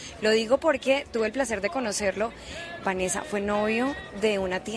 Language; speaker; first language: Spanish; native; Spanish